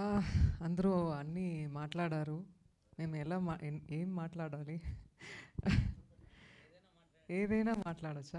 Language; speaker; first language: Telugu; non-native, fluent; Tamil